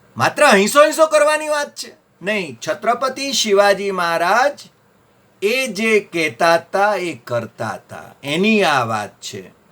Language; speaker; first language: Gujarati; native; Gujarati